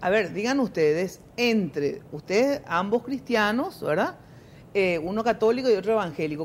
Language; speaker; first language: Spanish; native; Spanish